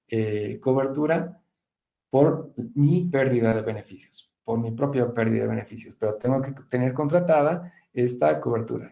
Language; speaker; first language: Spanish; native; Spanish